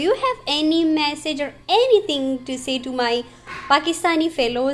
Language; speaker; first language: English; non-native, local second language; Urdu